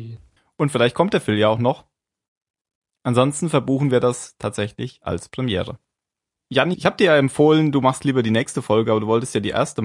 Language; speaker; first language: German; native; German